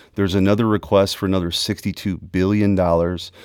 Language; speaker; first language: English; early bilingual, other home language; German